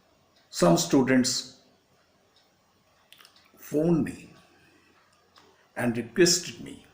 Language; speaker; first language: English; non-native, local second language; Hindi